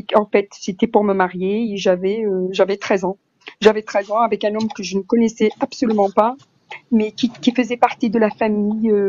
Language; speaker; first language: French; early bilingual, other home language; Riffian